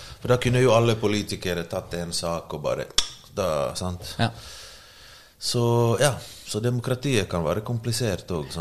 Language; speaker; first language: Norwegian; early bilingual, other home language; Bosnian